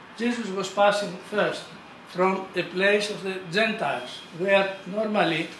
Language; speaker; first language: English; non-native, fluent; Greek